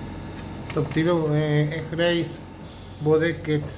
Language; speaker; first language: Hebrew; non-native, fluent; Spanish